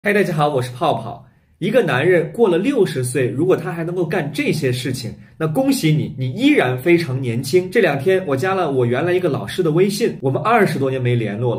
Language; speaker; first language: Chinese; native; Chinese